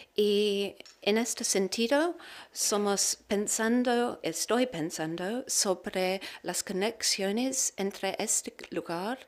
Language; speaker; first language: Spanish; non-native, learner; English